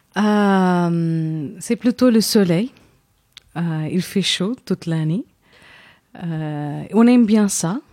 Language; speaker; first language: French; non-native, fluent; Tamil